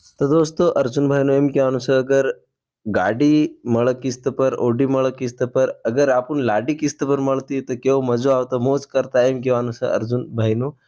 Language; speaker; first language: Gujarati; non-native, local second language; Bhili